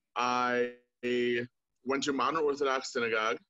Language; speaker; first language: English; native; English